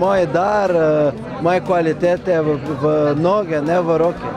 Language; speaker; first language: Slovenian; non-native, learner; Portuguese